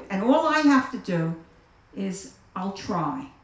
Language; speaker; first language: English; native; English